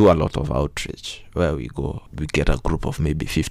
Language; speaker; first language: English; non-native, local second language; Kikuyu